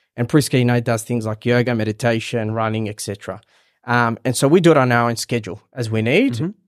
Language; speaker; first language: English; early bilingual, other home language; Hebrew